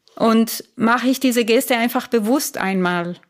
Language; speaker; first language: German; non-native, fluent; Italian